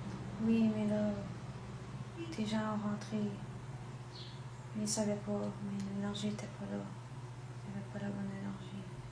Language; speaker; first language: French; non-native, local second language; English